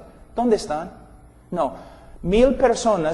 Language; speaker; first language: Spanish; non-native, fluent; English